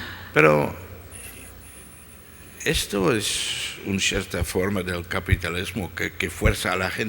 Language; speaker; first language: Spanish; non-native, fluent; Dutch